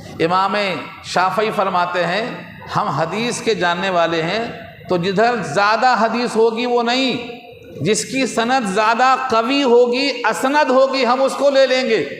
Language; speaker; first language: Urdu; native; Urdu